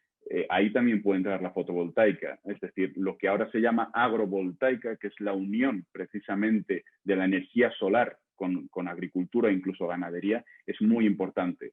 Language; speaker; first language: Spanish; native; Spanish